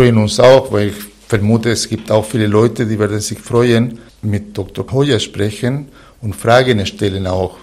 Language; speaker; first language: German; non-native, fluent; Spanish